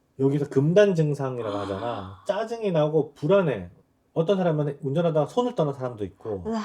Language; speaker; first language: Korean; native; Korean